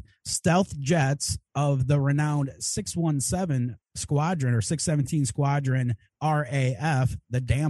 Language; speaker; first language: English; native; English